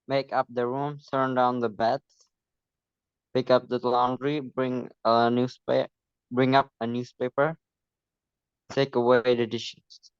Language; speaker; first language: English; non-native, learner; Vietnamese